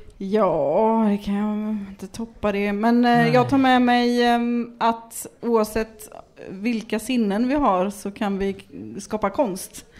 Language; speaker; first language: Swedish; native; Swedish